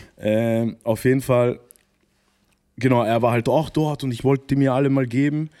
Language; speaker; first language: German; early bilingual, other home language; Arabic